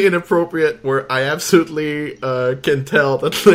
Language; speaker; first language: English; non-native, fluent; French